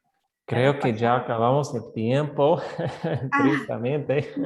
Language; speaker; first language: Spanish; non-native, fluent; English